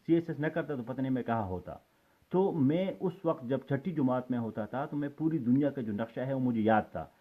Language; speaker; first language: Urdu; non-native, local second language; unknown